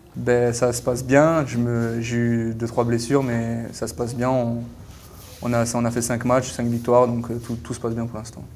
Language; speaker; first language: French; native; French